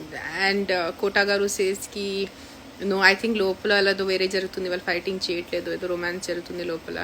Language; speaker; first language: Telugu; non-native, local second language; Marathi